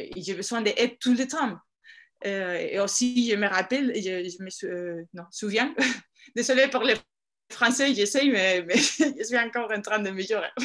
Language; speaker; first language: French; non-native, fluent; Spanish